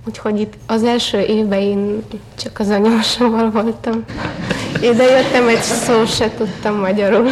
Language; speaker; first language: Hungarian; non-native, learner; Russian